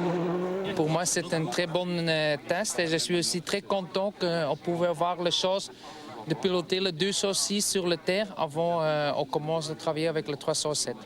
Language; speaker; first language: French; non-native, local second language; Dutch